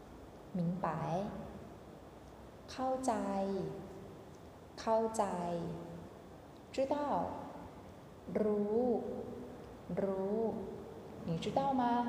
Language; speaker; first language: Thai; non-native, fluent; Chinese